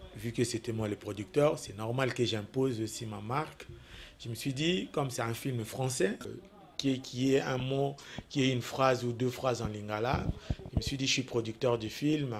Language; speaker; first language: French; non-native, local second language; Lingala